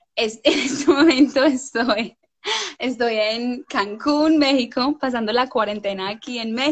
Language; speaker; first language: Spanish; non-native, fluent; English